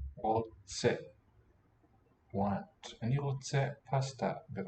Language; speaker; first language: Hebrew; non-native, learner; English